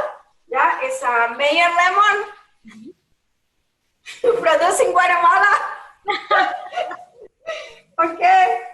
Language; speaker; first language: English; non-native, learner; Spanish